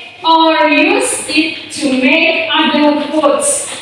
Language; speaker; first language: English; non-native, learner; Indonesian